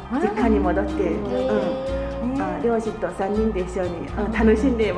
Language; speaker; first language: Japanese; non-native, fluent; Chinese